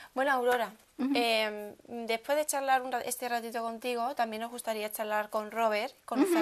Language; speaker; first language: Spanish; native; Spanish